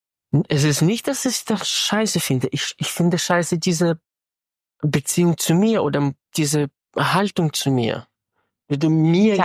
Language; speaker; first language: German; non-native, fluent; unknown